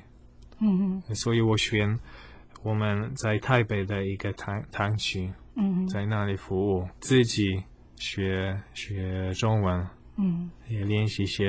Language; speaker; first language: Chinese; non-native, fluent; Polish